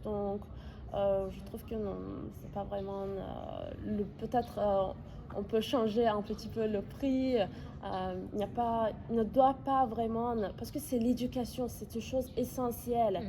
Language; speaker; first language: French; non-native, fluent; Azerbaijani